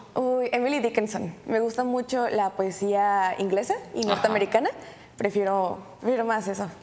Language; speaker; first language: Spanish; native; Spanish